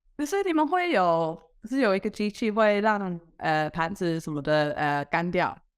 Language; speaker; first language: Chinese; non-native, fluent; English